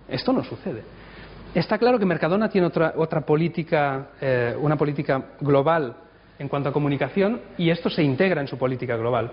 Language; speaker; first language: Spanish; non-native, local second language; Catalan